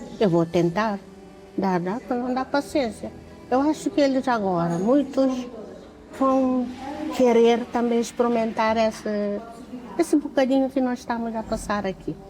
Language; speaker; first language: Portuguese; non-native, local second language; Kabuverdianu